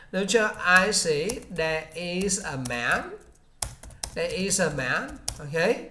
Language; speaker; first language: English; non-native, learner; Vietnamese